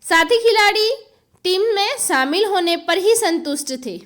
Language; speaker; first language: Hindi; non-native, local second language; Gujarati